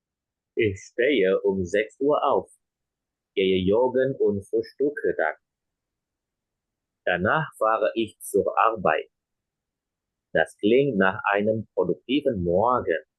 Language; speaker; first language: German; non-native, fluent; Indonesian